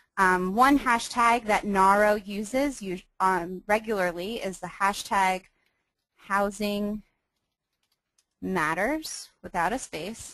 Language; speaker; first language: English; native; English